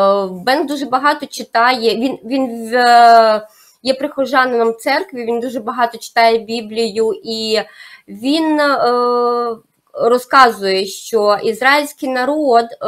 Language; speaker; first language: Ukrainian; native; Ukrainian